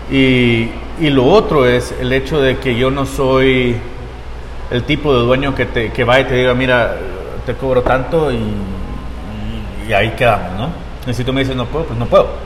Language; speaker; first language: Spanish; native; Spanish